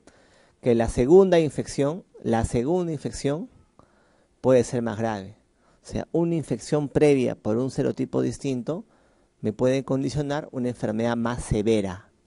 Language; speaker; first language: Spanish; native; Spanish